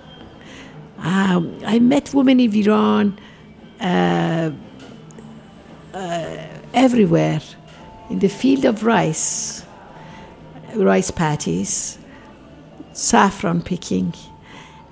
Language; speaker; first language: English; non-native, fluent; Persian